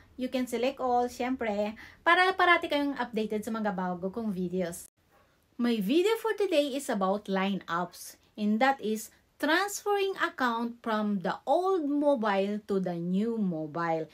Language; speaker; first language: English; non-native, local second language; Filipino